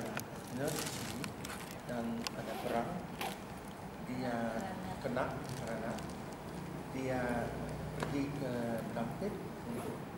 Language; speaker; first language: Indonesian; early bilingual, heritage; Dutch